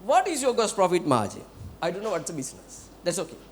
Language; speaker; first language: English; non-native, local second language; Sinhala